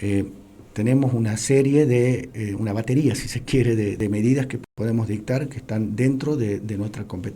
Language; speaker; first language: Spanish; native; Spanish